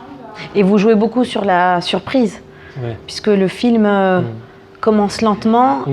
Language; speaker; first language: French; native; French